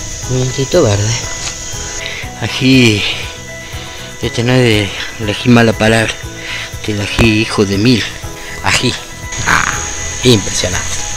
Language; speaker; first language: Spanish; native; Spanish